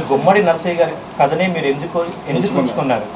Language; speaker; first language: Telugu; native; Telugu